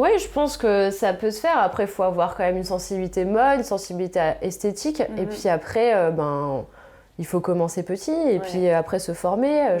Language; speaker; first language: French; native; French